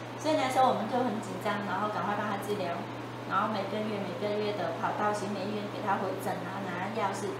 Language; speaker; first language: Chinese; non-native, fluent; Vietnamese